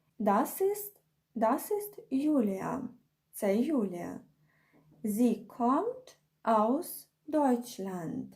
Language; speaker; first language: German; non-native, fluent; Ukrainian